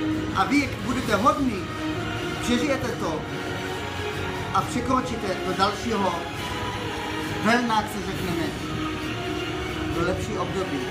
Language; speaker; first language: Czech; early bilingual, heritage; Czech